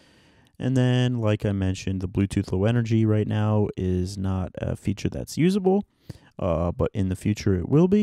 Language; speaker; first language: English; native; English